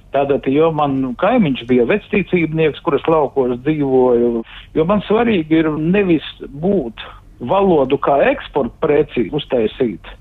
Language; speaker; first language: Latvian; native; Latvian